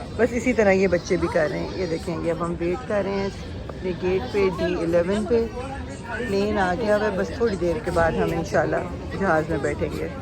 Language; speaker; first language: Urdu; native; Urdu